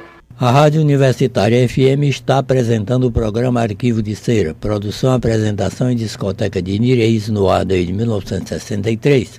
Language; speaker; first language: Portuguese; native; Portuguese